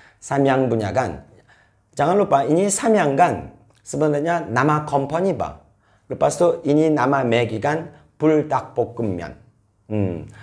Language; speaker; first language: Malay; non-native, fluent; Korean